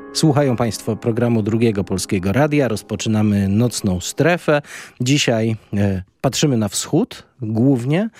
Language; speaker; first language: Polish; native; Polish